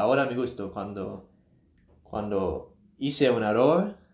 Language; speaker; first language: Spanish; non-native, learner; English